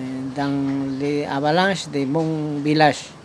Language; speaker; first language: French; non-native, learner; Spanish